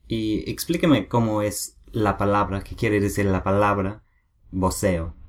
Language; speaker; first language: Spanish; non-native, learner; English